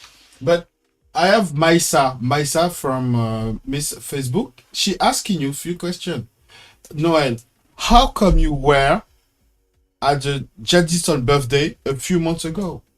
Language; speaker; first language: English; non-native, learner; French